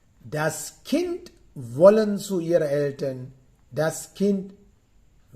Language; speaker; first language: German; non-native, fluent; Sinhala